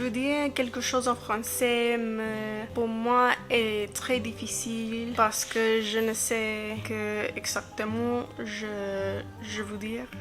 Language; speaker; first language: French; non-native, learner; English